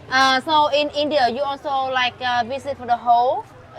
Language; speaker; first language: English; non-native, learner; Vietnamese